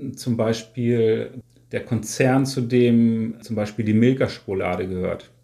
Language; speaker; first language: German; native; German